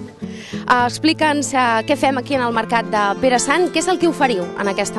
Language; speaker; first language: Catalan; native; Catalan